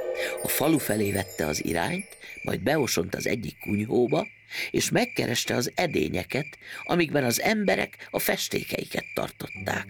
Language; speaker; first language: Hungarian; native; Hungarian